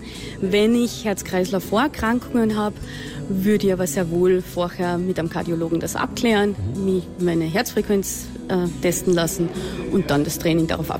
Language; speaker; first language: German; native; German